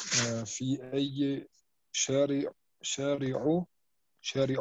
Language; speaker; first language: Arabic; non-native, learner; German